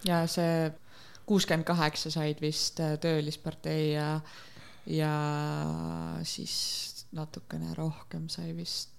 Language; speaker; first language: Estonian; native; Estonian